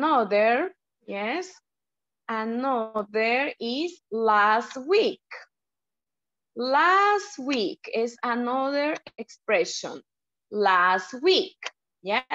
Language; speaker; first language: English; non-native, learner; Spanish